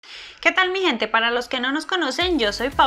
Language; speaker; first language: Spanish; native; Spanish